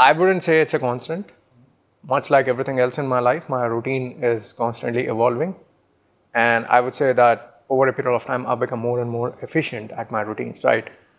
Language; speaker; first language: English; non-native, local second language; Hindi